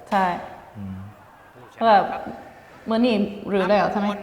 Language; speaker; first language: Thai; non-native, fluent; English